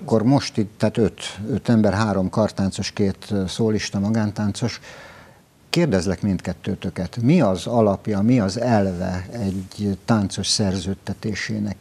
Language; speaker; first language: Hungarian; native; Hungarian